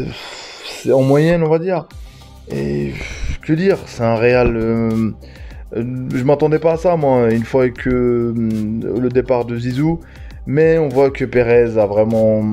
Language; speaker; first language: French; native; French